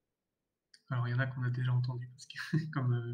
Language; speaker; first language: French; native; French